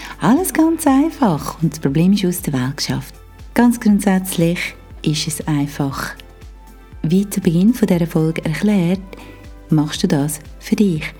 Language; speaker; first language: German; native; German